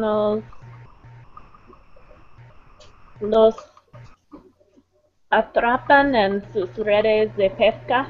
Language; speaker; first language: Spanish; non-native, learner; English